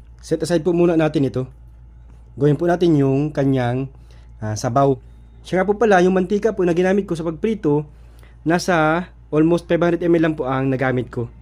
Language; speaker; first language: Filipino; native; Filipino